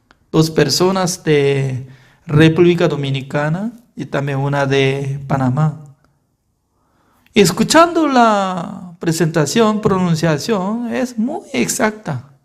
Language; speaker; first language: Spanish; non-native, fluent; Korean